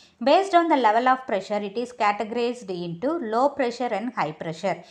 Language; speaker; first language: English; non-native, local second language; Tamil